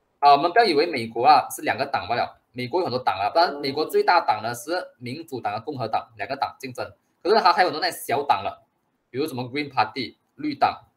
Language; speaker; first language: Chinese; native; Chinese